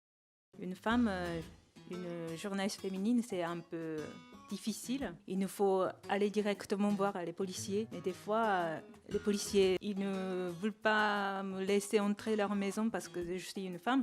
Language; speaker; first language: French; non-native, fluent; Japanese